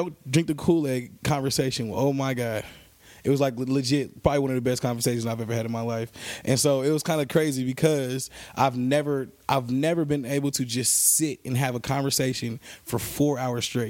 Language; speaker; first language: English; native; English